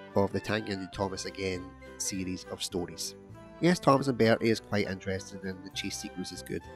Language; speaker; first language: English; native; English